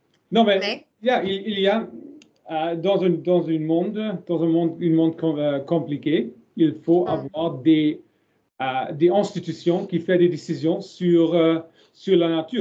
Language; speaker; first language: French; non-native, learner; German